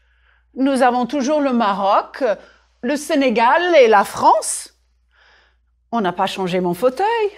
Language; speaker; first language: French; native; French